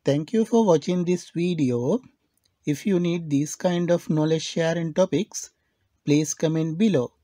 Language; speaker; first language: English; non-native, local second language; Sinhala